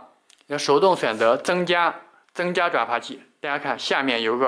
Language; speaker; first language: Chinese; native; Chinese